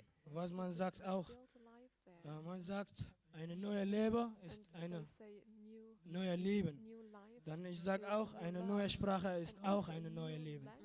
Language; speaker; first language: German; non-native, learner; Arabic